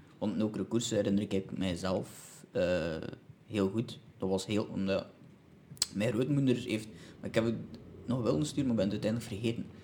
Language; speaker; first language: Dutch; native; Dutch